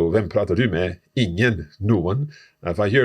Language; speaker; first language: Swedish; non-native, learner; English